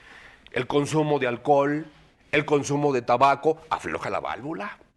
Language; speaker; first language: Spanish; native; Spanish